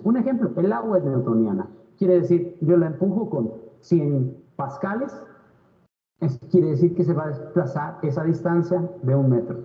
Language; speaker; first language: Spanish; native; Spanish